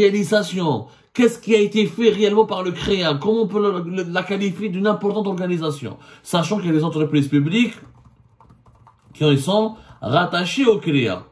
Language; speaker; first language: French; non-native, local second language; Arabic